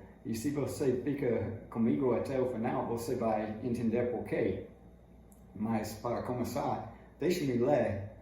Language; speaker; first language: Portuguese; non-native, fluent; English